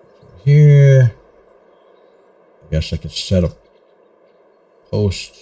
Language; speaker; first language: English; native; English